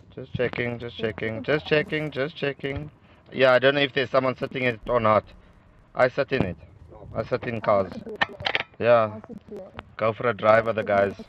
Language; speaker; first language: English; native; English